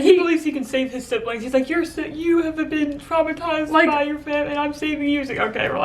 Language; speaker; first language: English; native; English